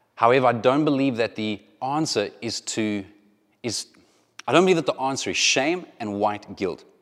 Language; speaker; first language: English; native; English